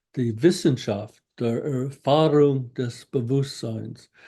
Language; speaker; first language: German; non-native, learner; English